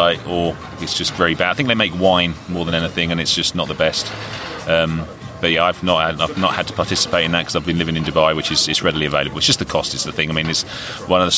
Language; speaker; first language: English; native; English